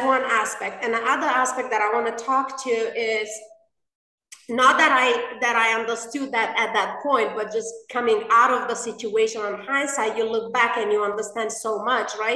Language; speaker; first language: English; non-native, fluent; Romanian